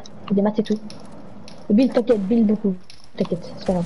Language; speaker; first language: French; native; French